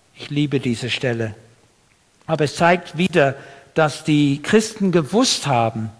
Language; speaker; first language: German; non-native, fluent; English